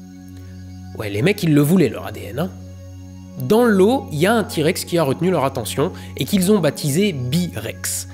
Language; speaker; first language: French; native; French